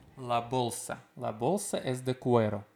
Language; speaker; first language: Spanish; non-native, learner; Russian